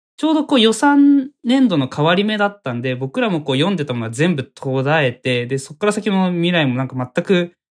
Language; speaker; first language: Japanese; native; Japanese